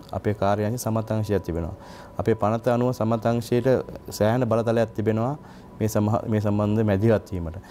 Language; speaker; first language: Sinhala; non-native, local second language; Tamil